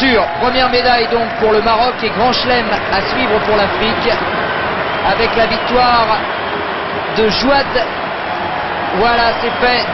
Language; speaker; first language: French; native; French